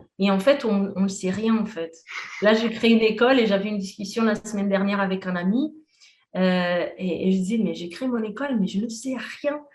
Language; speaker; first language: French; non-native, fluent; Portuguese